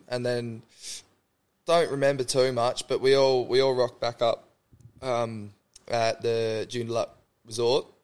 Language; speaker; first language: English; native; English